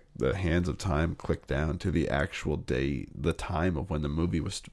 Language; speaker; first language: English; native; English